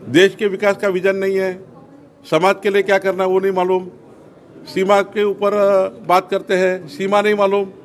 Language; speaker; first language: Hindi; non-native, local second language; Marathi